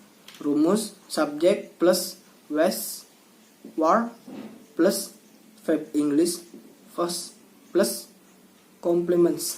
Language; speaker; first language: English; non-native, learner; Indonesian